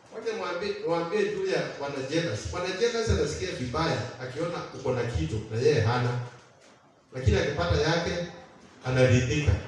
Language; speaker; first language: Swahili; non-native, local second language; Kamba